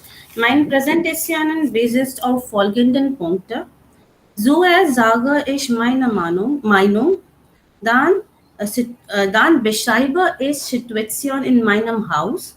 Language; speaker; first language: German; non-native, learner; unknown